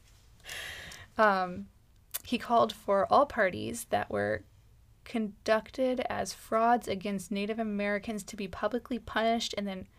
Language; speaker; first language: English; native; English